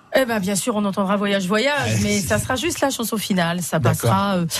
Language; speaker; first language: French; native; French